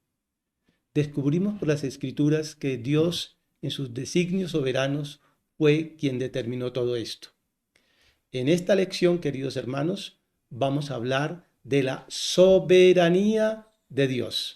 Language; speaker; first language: Spanish; native; Spanish